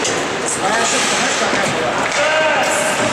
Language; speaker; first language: Russian; native; Russian